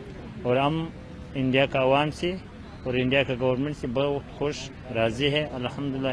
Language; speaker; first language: Hindi; non-native, learner; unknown